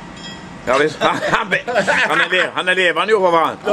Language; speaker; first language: Swedish; native; Swedish